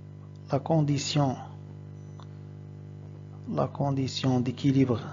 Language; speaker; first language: French; non-native, local second language; Arabic